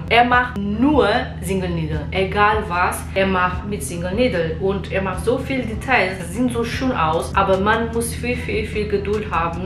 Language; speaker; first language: German; non-native, learner; Portuguese